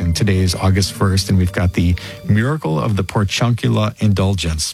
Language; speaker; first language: English; native; English